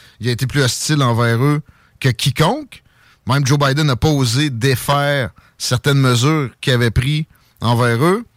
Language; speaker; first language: French; native; French